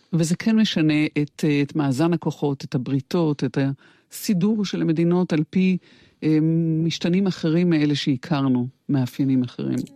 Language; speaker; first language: Hebrew; native; Hebrew